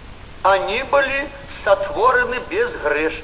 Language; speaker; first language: Polish; non-native, learner; Russian